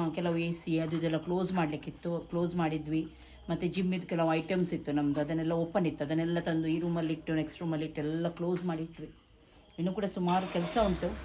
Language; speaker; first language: Kannada; native; Kannada